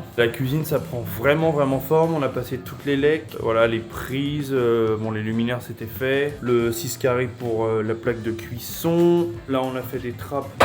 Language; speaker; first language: French; native; French